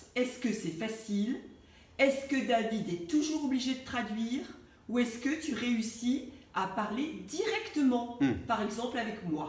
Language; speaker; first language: French; native; French